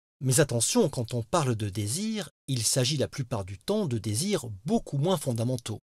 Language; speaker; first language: French; native; French